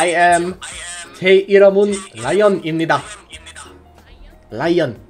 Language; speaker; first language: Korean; non-native, learner; English